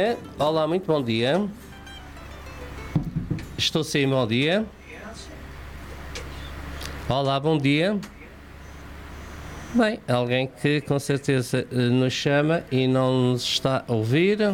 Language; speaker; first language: Portuguese; native; Portuguese